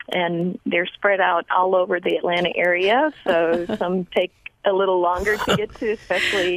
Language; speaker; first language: English; early bilingual, other home language; Spanish